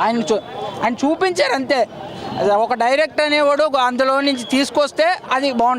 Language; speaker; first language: Telugu; native; Telugu